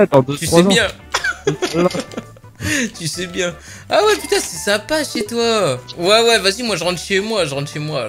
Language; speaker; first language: French; native; French